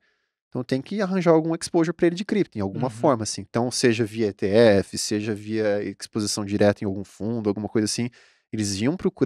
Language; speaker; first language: Portuguese; native; Portuguese